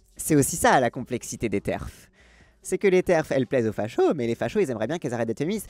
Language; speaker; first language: French; native; French